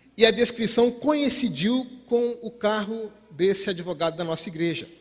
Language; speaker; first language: Portuguese; native; Portuguese